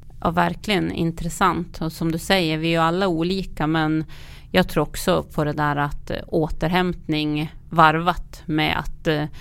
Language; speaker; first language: Swedish; native; Swedish